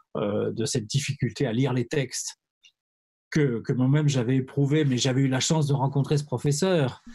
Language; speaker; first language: French; native; French